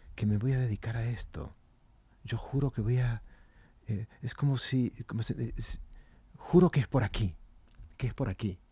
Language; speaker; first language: Spanish; native; Spanish